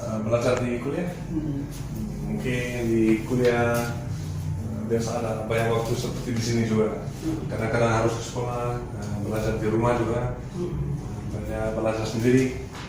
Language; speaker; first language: Indonesian; non-native, learner; Dutch